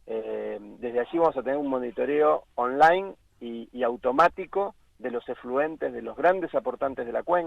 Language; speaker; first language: Spanish; native; Spanish